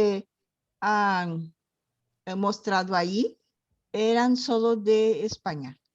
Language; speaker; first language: Spanish; non-native, learner; Portuguese